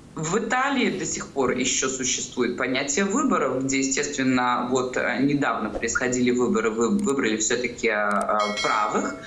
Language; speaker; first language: Russian; native; Russian